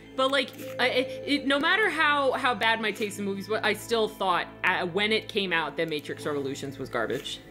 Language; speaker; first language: English; native; English